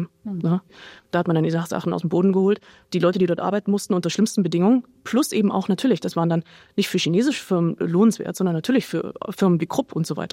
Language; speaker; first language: German; native; German